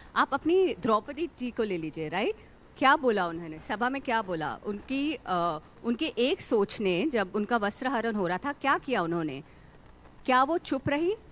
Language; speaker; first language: Hindi; native; Hindi